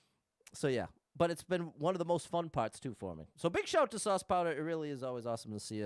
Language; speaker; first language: English; native; English